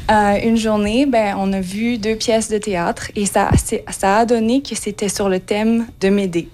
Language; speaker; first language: French; non-native, local second language; English